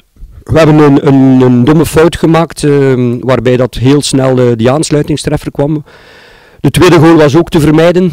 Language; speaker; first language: Dutch; native; Dutch